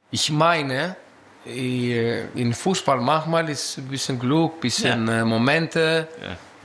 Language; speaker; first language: German; non-native, learner; Greek